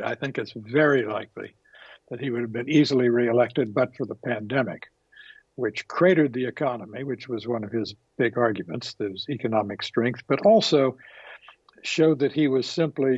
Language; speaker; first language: English; native; English